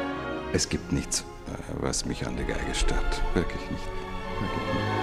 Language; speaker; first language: German; non-native, fluent; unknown